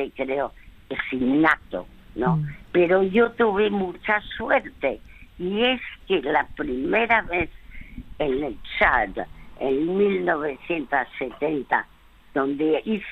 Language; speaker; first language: Spanish; early bilingual, other home language; French